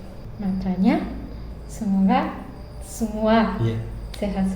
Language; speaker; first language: Indonesian; non-native, learner; Japanese